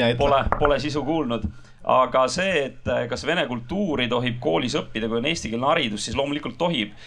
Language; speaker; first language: Estonian; non-native, local second language; Russian